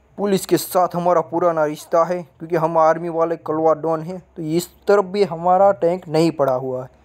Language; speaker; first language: Hindi; non-native, local second language; Gujarati